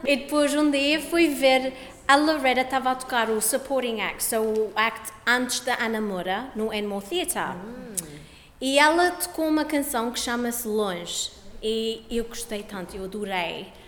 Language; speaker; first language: Portuguese; early bilingual, heritage; Portuguese